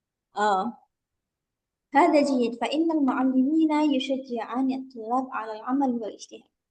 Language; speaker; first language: Arabic; non-native, fluent; Indonesian